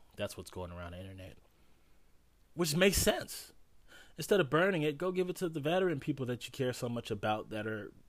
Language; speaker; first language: English; native; English